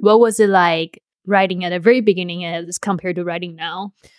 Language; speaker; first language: English; non-native, fluent; Chinese